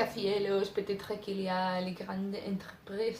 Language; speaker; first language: French; non-native, learner; Spanish